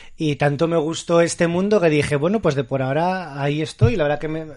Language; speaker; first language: Spanish; native; Spanish